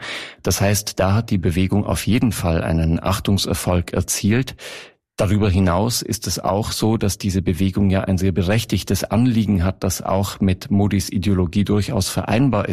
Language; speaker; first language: German; native; German